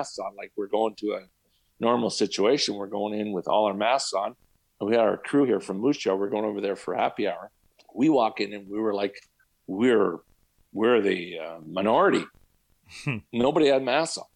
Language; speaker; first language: English; native; English